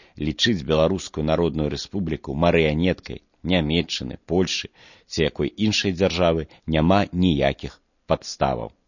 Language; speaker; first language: Belarusian; non-native, local second language; Russian